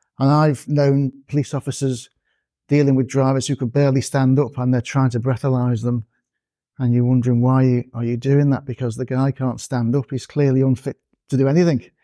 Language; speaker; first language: English; native; English